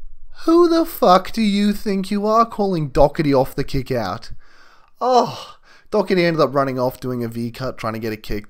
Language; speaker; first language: English; native; English